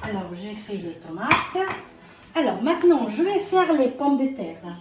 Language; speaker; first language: French; non-native, fluent; Arabic